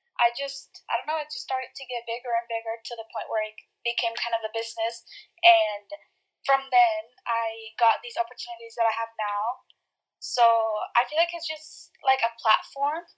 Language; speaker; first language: English; early bilingual, other home language; Spanish